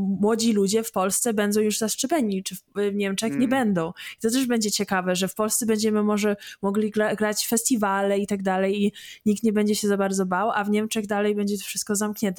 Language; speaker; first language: Polish; early bilingual, heritage; English